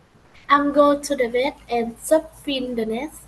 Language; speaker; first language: English; non-native, learner; Vietnamese